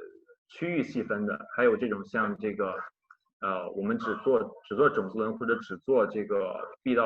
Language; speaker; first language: Chinese; native; Chinese